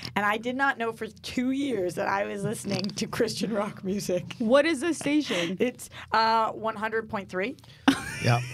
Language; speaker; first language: English; native; English